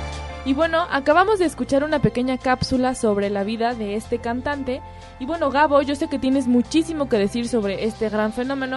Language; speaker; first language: Spanish; native; Spanish